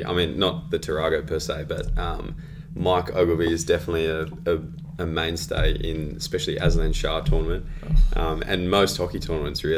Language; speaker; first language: English; native; English